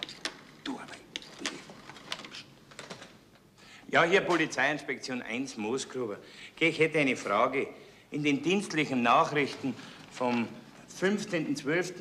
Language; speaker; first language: German; native; German